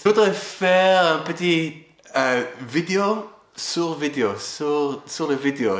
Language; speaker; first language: French; non-native, fluent; English